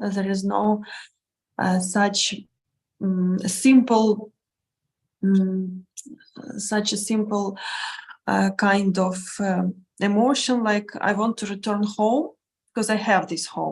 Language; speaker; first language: English; non-native, learner; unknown